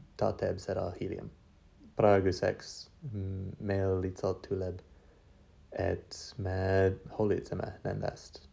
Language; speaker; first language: Estonian; non-native, learner; English